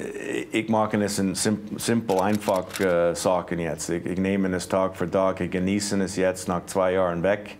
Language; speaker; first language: German; non-native, fluent; English